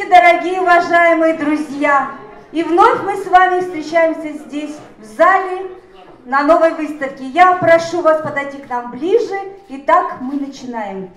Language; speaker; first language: Russian; native; Russian